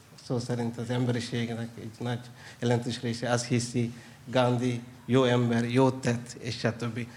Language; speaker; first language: Hungarian; non-native, fluent; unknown